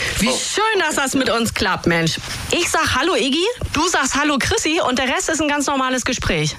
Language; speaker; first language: German; native; German